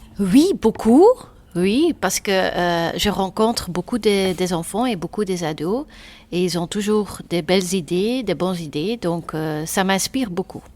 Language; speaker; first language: French; non-native, local second language; Dutch